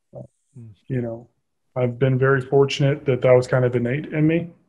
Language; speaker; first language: English; native; English